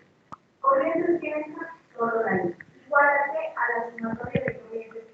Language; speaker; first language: Spanish; native; Spanish